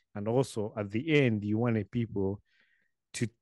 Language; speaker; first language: English; non-native, local second language; Ganda